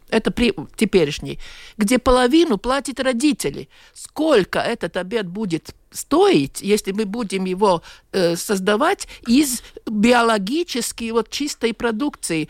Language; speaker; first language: Russian; non-native, local second language; Latvian